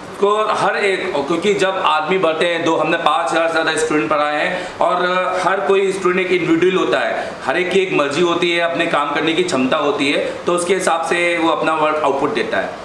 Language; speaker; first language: Hindi; native; Hindi